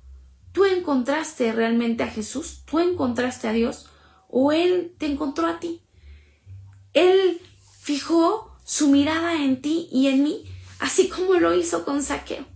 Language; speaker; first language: Spanish; native; Spanish